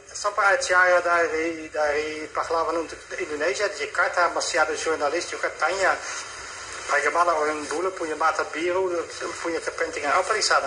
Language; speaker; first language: Indonesian; non-native, fluent; Dutch